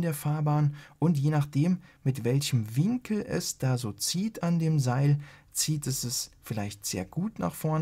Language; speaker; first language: German; native; German